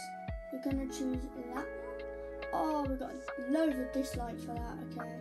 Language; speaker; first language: English; native; English